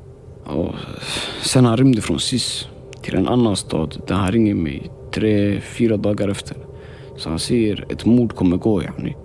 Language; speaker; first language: Swedish; early bilingual, other home language; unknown